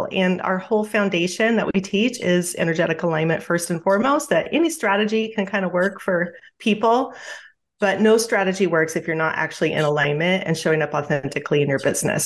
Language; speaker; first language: English; native; English